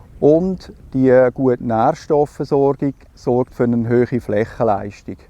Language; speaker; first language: German; native; German